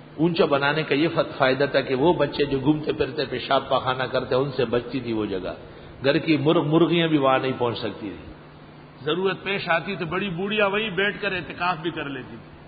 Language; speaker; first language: Urdu; non-native, local second language; Pashto